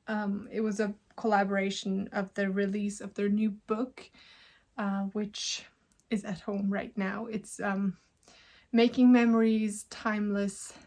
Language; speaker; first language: English; non-native, fluent; Norwegian